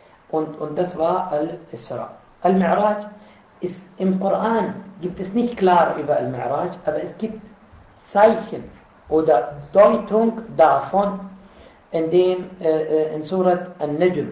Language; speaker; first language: German; non-native, fluent; Arabic